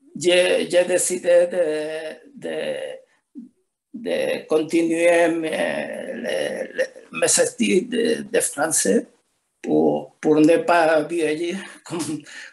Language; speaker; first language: French; non-native, learner; Spanish